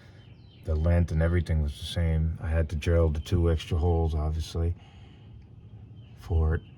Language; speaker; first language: English; native; English